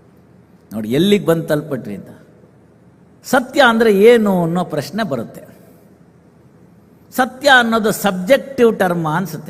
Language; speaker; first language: Kannada; native; Kannada